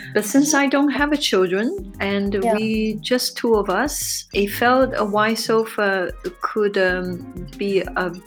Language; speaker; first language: English; non-native, fluent; Chinese